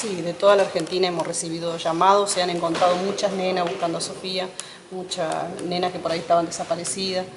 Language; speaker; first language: Spanish; native; Spanish